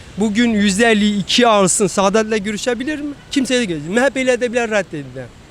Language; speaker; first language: Turkish; non-native, local second language; Kurdish